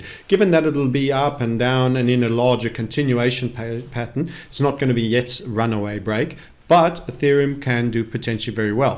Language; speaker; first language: English; native; English